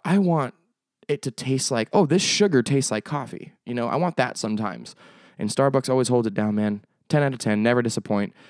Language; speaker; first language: English; native; English